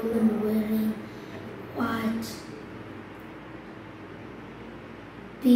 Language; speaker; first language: English; non-native, learner; Vietnamese